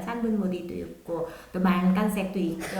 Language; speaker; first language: Korean; non-native, fluent; Vietnamese